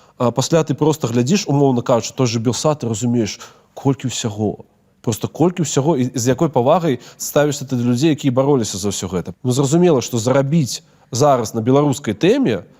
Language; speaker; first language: Belarusian; non-native, local second language; Russian